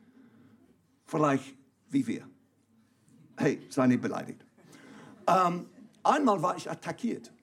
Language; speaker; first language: German; non-native, fluent; English